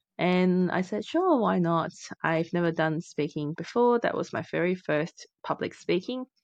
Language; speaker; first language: English; non-native, fluent; Chinese